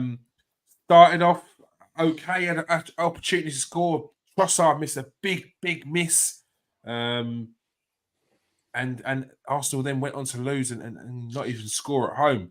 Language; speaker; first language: English; native; English